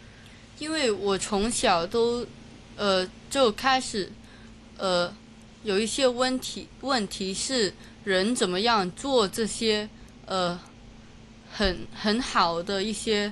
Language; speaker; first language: Chinese; non-native, local second language; Cantonese